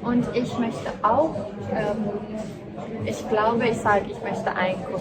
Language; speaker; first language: German; early bilingual, heritage; Norwegian